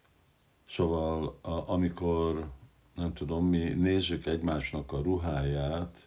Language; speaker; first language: Hungarian; non-native, fluent; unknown